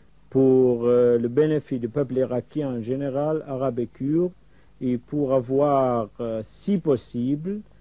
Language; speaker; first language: French; non-native, fluent; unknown